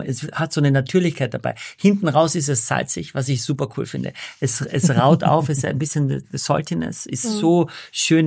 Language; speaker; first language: German; native; German